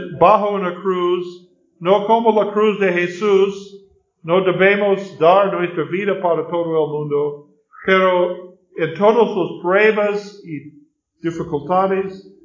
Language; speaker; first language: Spanish; non-native, learner; English